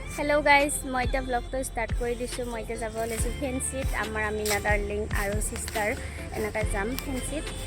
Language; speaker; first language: Assamese; native; Assamese